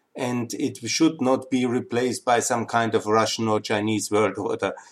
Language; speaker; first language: English; non-native, fluent; German